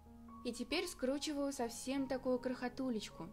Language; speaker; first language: Russian; native; Russian